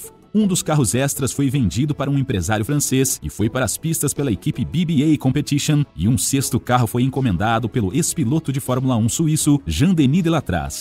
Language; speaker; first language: Portuguese; native; Portuguese